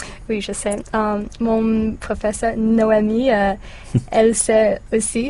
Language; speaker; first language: French; non-native, learner; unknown